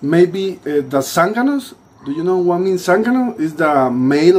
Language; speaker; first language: English; non-native, learner; Spanish